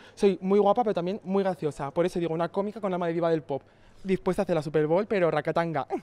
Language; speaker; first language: Spanish; native; Spanish